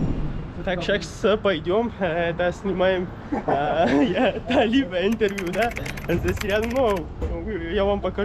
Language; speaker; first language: Russian; non-native, learner; Pashto